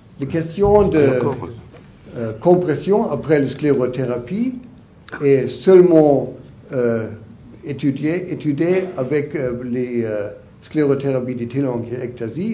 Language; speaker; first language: French; non-native, learner; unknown